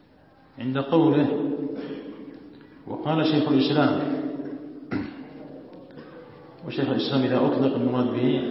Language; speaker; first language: Arabic; native; Arabic